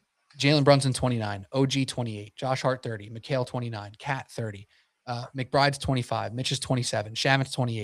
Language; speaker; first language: English; native; English